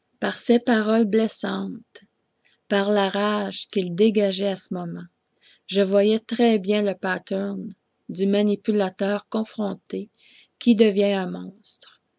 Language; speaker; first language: French; native; French